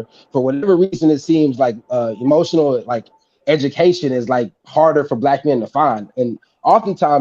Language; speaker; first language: English; native; English